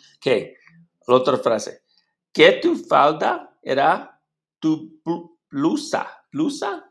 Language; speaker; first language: Spanish; non-native, learner; English